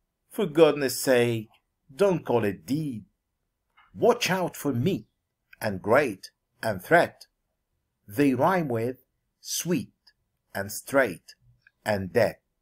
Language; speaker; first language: English; non-native, fluent; Arabic